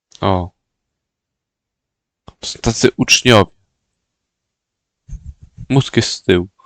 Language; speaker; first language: Polish; native; Polish